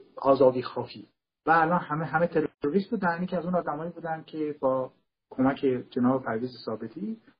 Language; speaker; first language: Persian; non-native, local second language; Kurdish